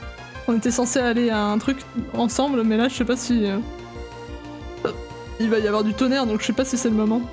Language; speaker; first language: French; native; French